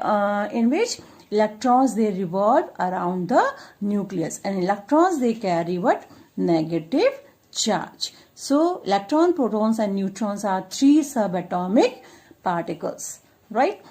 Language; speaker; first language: English; non-native, local second language; Hindi